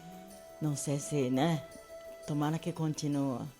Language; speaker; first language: Portuguese; non-native, learner; Japanese